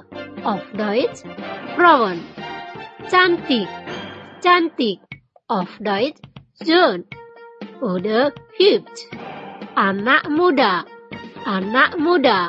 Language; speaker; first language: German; non-native, fluent; Indonesian